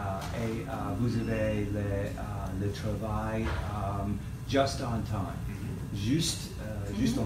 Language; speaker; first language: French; non-native, learner; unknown